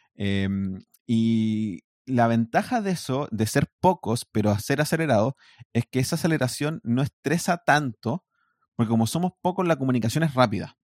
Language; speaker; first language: Spanish; native; Spanish